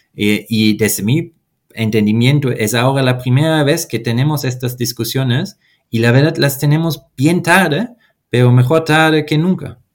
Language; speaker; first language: Spanish; non-native, fluent; German